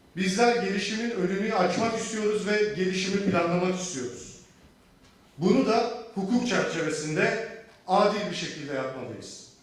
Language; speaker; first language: Turkish; native; Turkish